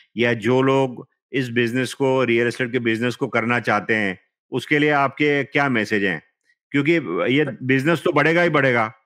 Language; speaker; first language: Hindi; non-native, local second language; Marathi